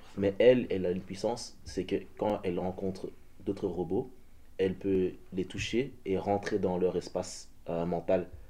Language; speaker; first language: French; early bilingual, other home language; Dutch